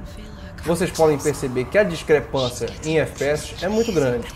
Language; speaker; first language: Portuguese; native; Portuguese